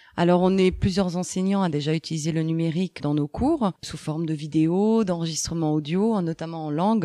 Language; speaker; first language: French; native; French